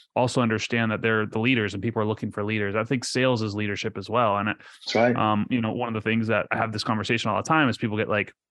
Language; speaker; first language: English; early bilingual, other home language; Spanish